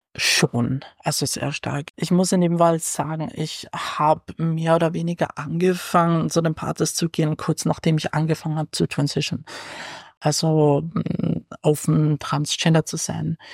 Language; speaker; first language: German; native; German